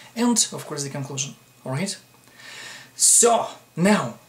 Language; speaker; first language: English; non-native, fluent; Russian